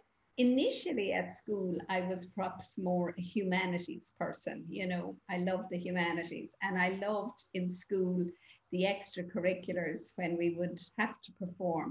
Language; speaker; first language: English; native; English